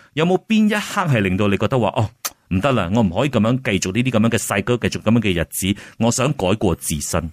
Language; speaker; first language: Cantonese; native; Cantonese